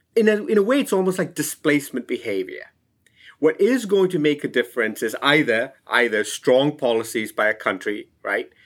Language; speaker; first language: English; non-native, local second language; Tamil